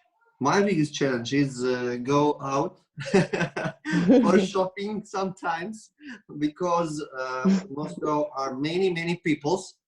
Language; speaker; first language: English; non-native, learner; Russian